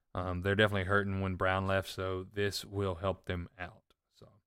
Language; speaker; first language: English; native; English